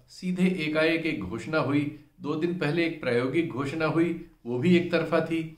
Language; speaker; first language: Hindi; native; Hindi